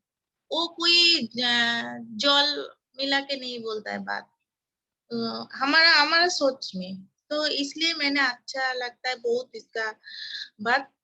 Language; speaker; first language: Hindi; non-native, local second language; Bangla